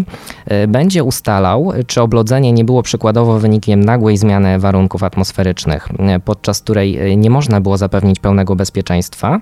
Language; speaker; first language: Polish; native; Polish